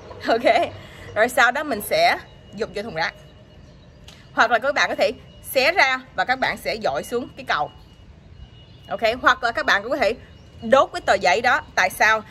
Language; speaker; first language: Vietnamese; early bilingual, heritage; Vietnamese